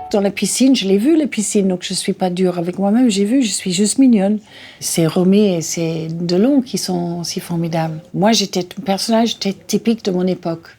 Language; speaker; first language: French; non-native, fluent; English